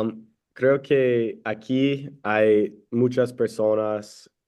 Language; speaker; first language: Spanish; non-native, learner; English